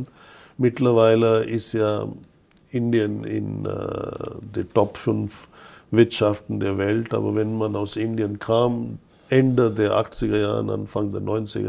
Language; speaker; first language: German; non-native, fluent; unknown